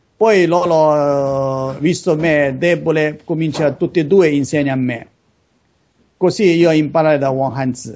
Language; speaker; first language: Italian; non-native, learner; Chinese